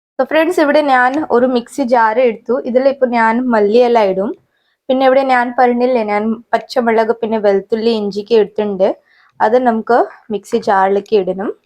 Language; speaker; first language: Malayalam; non-native, local second language; Hindi